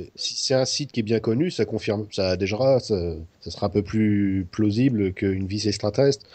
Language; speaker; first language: French; native; French